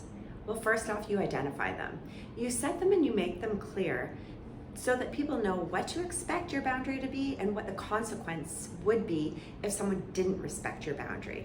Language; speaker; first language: English; native; English